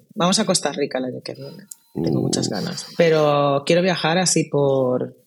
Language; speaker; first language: Spanish; native; Spanish